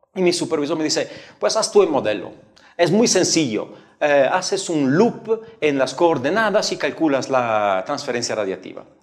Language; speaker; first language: Spanish; non-native, fluent; Italian